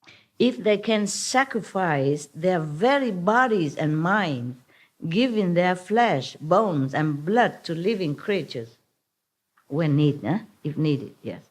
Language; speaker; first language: English; non-native, fluent; Vietnamese